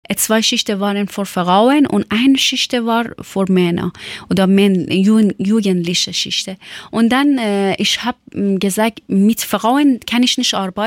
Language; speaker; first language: German; non-native, learner; Persian